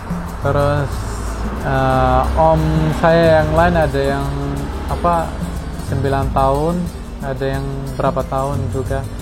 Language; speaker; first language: Indonesian; non-native, fluent; Arabic